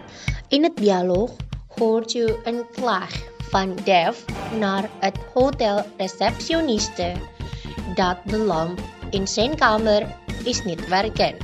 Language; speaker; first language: Dutch; non-native, learner; Indonesian